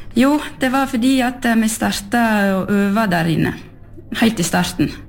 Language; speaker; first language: Norwegian; non-native, fluent; French